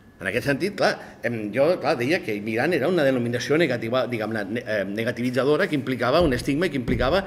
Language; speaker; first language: Catalan; non-native, local second language; Spanish